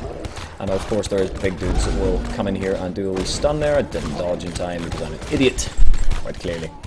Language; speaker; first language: English; native; English